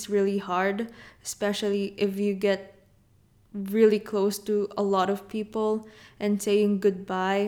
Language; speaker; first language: English; non-native, local second language; Filipino